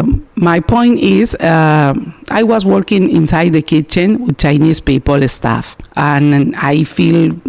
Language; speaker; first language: English; non-native, learner; Spanish